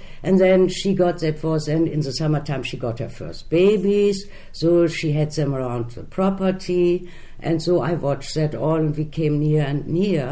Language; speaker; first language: English; non-native, fluent; German